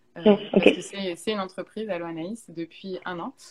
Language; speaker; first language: French; native; French